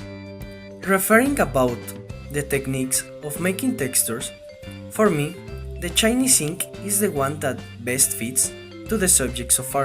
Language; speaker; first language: English; non-native, learner; Spanish